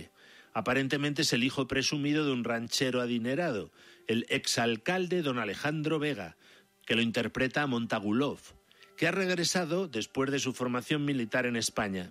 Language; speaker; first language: Spanish; native; Spanish